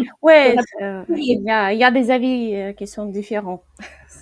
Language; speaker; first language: French; non-native, fluent; Ukrainian